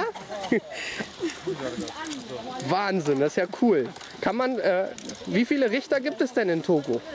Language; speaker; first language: German; native; German